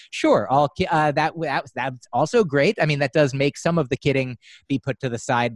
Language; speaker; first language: English; native; English